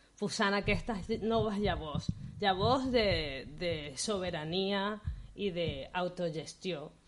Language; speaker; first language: Catalan; non-native, fluent; Spanish